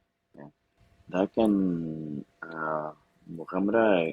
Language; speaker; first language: Arabic; non-native, learner; Spanish